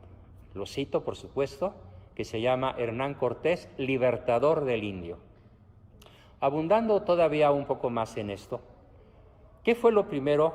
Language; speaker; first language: Spanish; native; Spanish